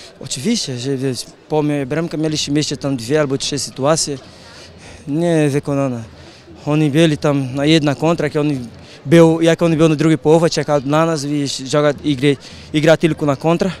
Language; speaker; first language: Polish; non-native, learner; Portuguese